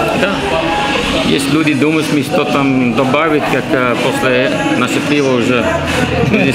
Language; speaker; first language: Russian; non-native, learner; Dutch